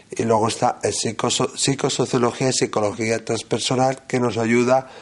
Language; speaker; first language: Spanish; native; Spanish